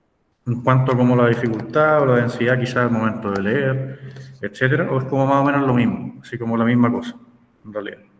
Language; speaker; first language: Spanish; native; Spanish